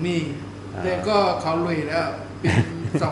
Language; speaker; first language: Thai; non-native, local second language; Chinese